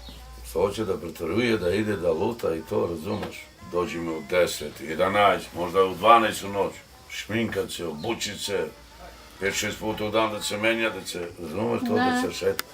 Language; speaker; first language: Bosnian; non-native, local second language; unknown